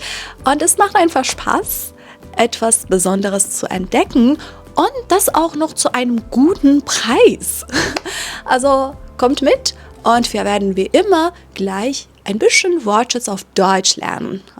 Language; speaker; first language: German; non-native, fluent; Persian